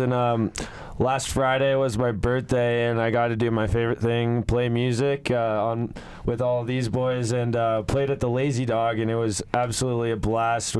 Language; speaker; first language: English; native; English